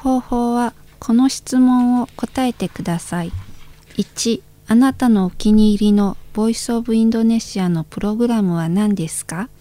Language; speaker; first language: Japanese; non-native, learner; Indonesian